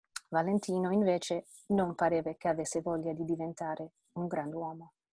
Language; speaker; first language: Italian; non-native, fluent; English